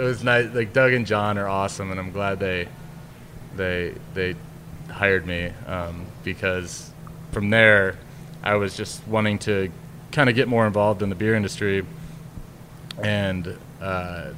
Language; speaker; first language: English; native; English